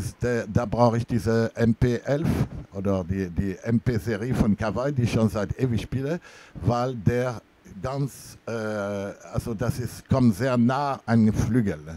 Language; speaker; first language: German; non-native, fluent; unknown